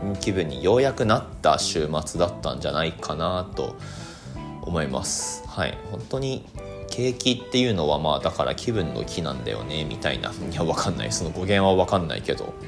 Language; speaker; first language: Japanese; native; Japanese